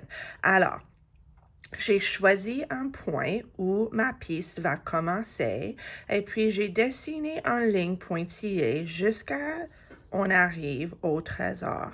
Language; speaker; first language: French; non-native, fluent; English